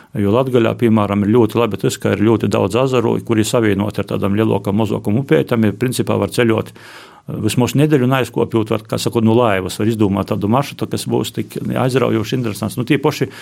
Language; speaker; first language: Latvian; native; Latvian